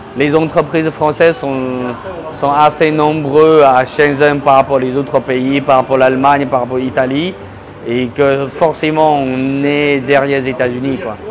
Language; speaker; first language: French; early bilingual, other home language; Chinese